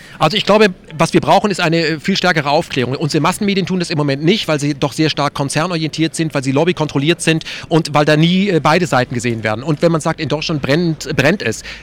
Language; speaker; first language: German; native; German